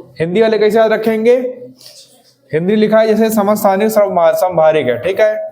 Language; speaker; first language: Hindi; native; Hindi